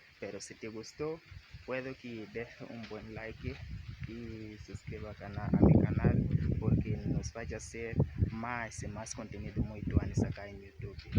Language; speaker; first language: Spanish; non-native, learner; Portuguese